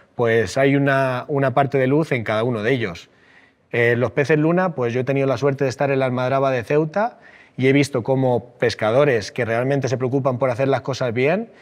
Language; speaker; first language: Spanish; native; Spanish